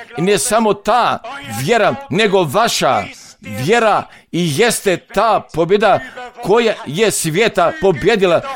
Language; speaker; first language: Croatian; non-native, fluent; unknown